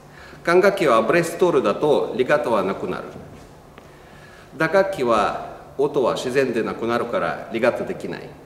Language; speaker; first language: Japanese; non-native, learner; Russian